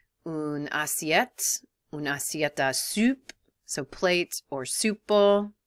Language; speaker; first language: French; non-native, fluent; English